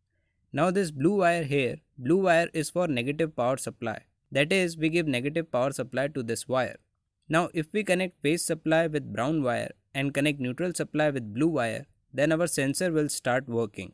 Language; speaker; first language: English; non-native, local second language; Hindi